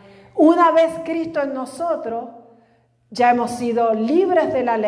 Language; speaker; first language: Spanish; native; Spanish